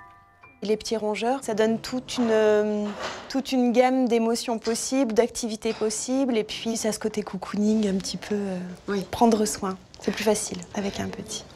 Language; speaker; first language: French; native; French